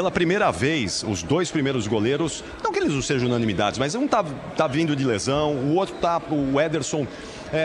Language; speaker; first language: Portuguese; native; Portuguese